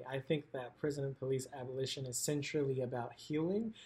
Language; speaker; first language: English; native; English